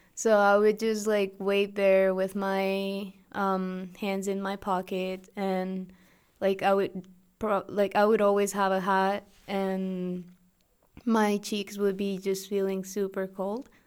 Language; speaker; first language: English; non-native, fluent; Spanish